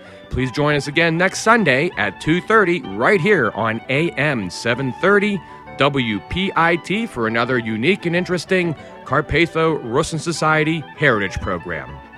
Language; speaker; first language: English; native; English